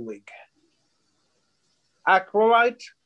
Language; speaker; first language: English; non-native, fluent; Swedish